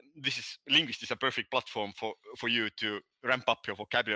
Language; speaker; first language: English; non-native, fluent; Estonian